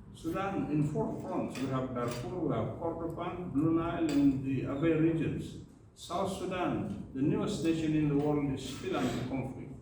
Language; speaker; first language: English; non-native, local second language; Amharic